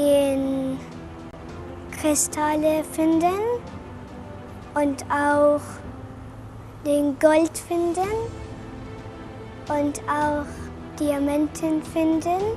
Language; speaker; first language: German; non-native, learner; Arabic